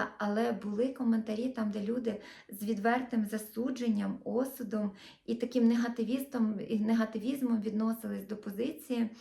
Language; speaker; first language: Ukrainian; non-native, local second language; Russian